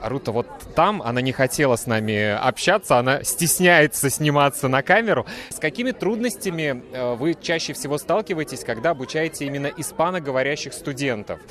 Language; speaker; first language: Russian; native; Russian